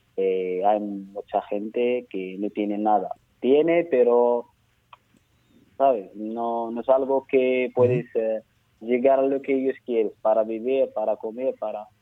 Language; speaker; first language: Spanish; non-native, learner; Arabic